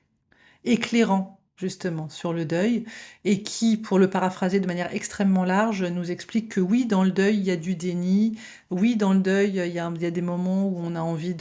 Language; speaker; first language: French; native; French